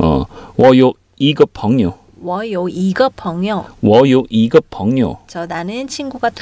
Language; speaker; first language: Chinese; non-native, fluent; Korean